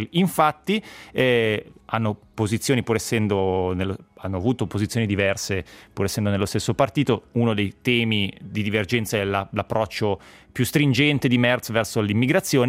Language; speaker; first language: Italian; native; Italian